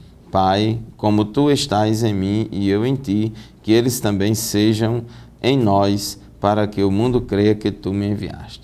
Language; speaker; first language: Portuguese; native; Portuguese